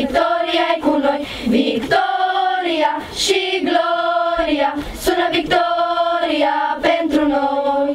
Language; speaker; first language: Romanian; native; Romanian